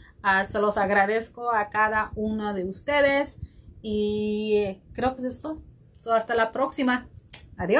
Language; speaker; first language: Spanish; early bilingual, heritage; Spanish